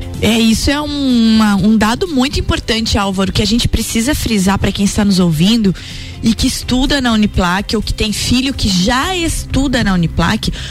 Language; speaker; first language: Portuguese; native; Portuguese